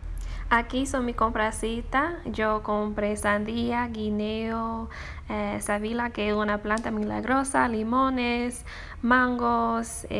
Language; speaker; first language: Spanish; non-native, fluent; English